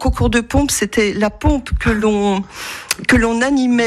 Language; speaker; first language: French; native; French